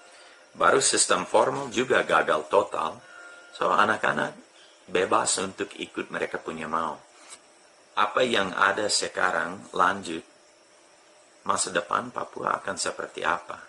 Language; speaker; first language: Indonesian; non-native, fluent; English